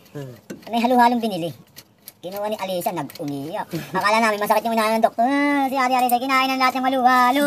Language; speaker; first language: Filipino; native; Filipino